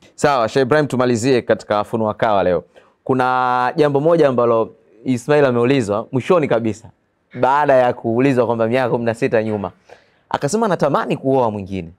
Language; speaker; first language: Swahili; native; Swahili